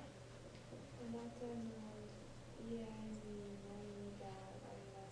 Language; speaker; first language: Japanese; non-native, learner; English